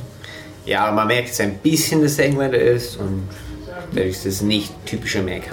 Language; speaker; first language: German; non-native, fluent; English